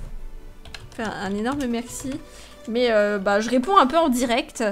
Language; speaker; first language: French; native; French